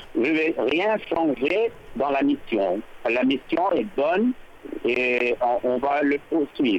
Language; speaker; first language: French; non-native, learner; English